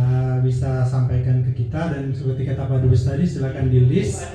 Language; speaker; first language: Indonesian; native; Indonesian